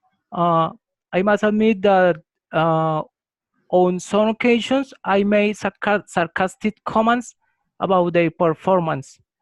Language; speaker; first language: English; non-native, learner; Spanish